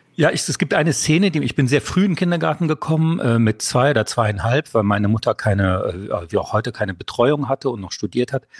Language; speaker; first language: German; early bilingual, other home language; French